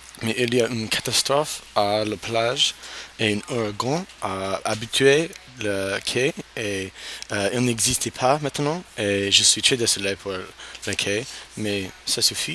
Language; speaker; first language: French; non-native, learner; English